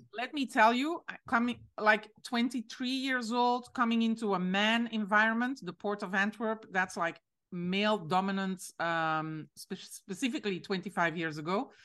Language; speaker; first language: English; non-native, fluent; French